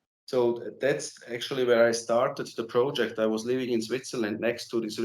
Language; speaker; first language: English; non-native, fluent; German